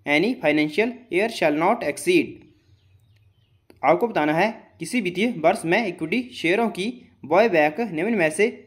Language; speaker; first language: Hindi; native; Hindi